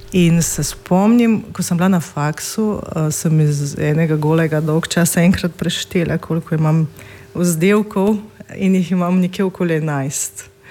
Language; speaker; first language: Slovenian; non-native, fluent; Russian